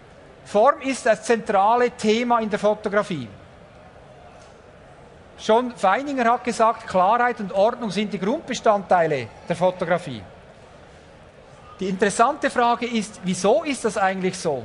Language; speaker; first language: German; native; German